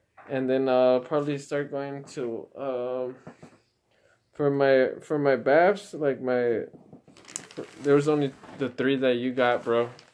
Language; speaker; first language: English; early bilingual, other home language; Spanish